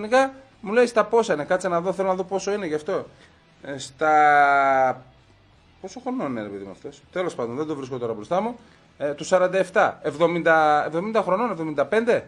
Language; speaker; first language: Greek; native; Greek